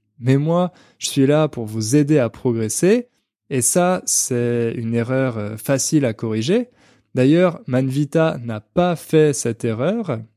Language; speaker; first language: French; native; French